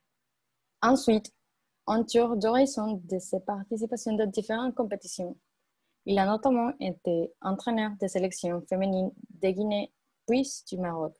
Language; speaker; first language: French; non-native, learner; Spanish